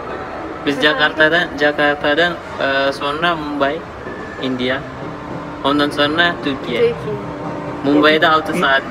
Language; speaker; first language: Turkish; non-native, learner; Indonesian